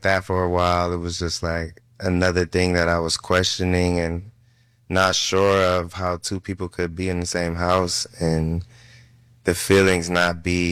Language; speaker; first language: English; native; English